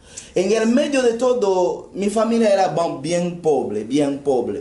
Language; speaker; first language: Spanish; non-native, fluent; Haitian Creole